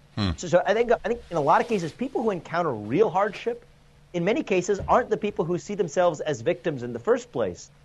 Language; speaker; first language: English; native; English